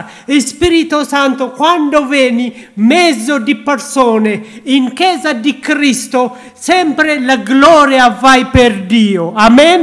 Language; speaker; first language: Italian; non-native, learner; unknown